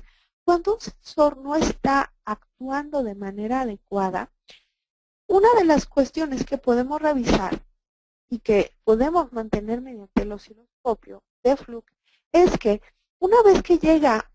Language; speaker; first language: Spanish; native; Spanish